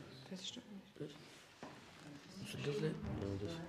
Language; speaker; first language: German; native; German